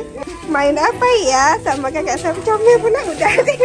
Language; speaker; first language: Indonesian; native; Indonesian